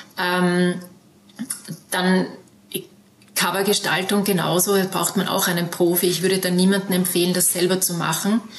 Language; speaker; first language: German; native; German